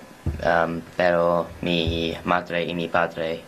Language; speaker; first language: Spanish; non-native, learner; English